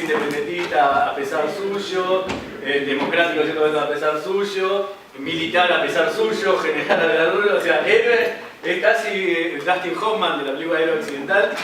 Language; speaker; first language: Spanish; native; Spanish